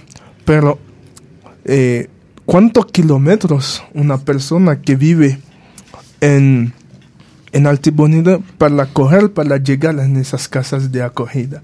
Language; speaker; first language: Spanish; non-native, fluent; Haitian Creole